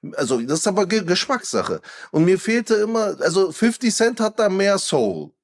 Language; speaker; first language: German; early bilingual, other home language; Turkish